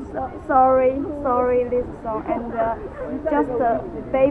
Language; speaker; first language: English; non-native, learner; Chinese